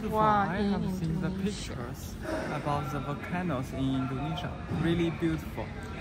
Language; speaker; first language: English; non-native, learner; Chinese